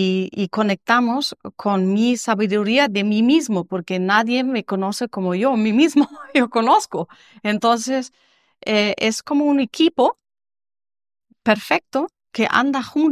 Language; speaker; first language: Spanish; non-native, learner; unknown